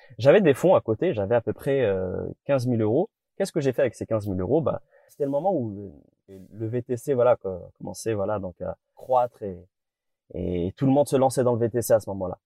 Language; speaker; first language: French; native; French